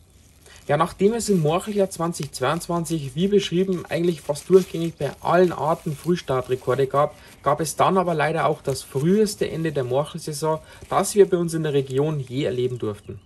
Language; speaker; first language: German; native; German